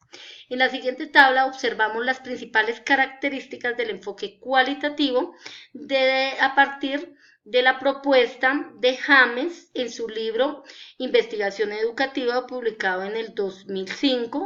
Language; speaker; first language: Spanish; native; Spanish